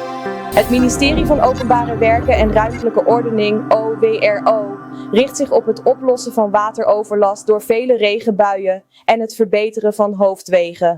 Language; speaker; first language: Dutch; native; Dutch